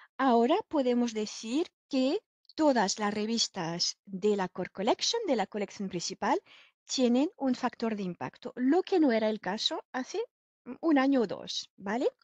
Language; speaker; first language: Spanish; non-native, fluent; French